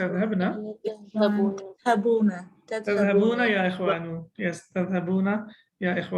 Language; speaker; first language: Arabic; non-native, fluent; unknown